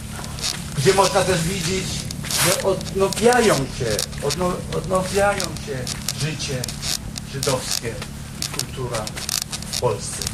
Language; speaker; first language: Polish; non-native, fluent; Hebrew